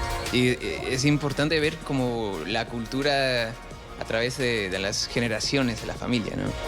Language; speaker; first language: Spanish; early bilingual, heritage; Spanish